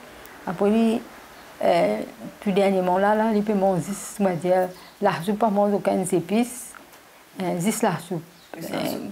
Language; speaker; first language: French; non-native, learner; Morisyen